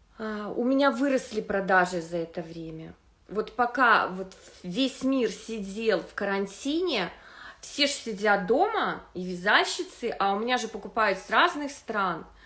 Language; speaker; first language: Russian; native; Russian